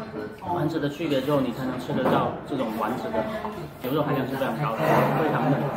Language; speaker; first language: Chinese; non-native, local second language; Min Nan Chinese